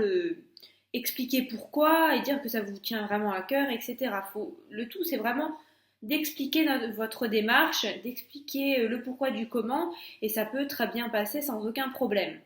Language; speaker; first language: French; native; French